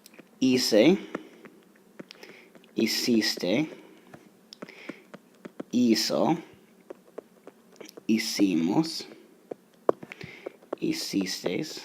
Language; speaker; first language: Spanish; non-native, fluent; English